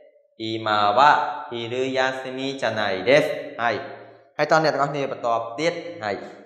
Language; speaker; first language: Japanese; non-native, fluent; Khmer